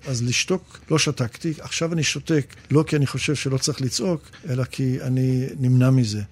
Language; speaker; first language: Hebrew; early bilingual, other home language; English